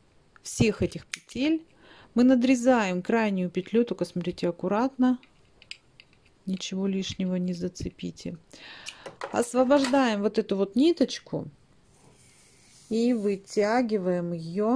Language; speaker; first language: Russian; native; Russian